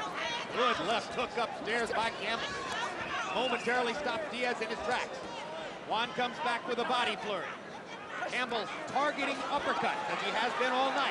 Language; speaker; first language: English; native; English